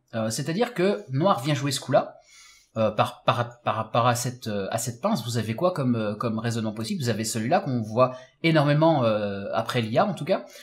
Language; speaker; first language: French; native; French